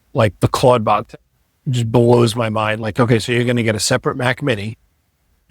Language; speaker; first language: English; native; English